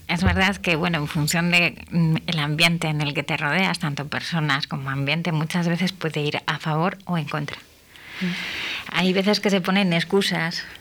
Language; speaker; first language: Spanish; native; Spanish